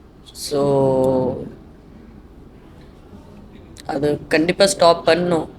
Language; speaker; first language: Tamil; non-native, fluent; Hindi